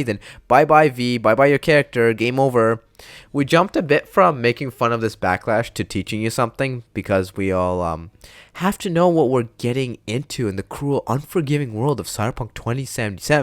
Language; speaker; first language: English; native; English